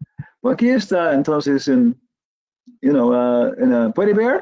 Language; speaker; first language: Spanish; non-native, learner; English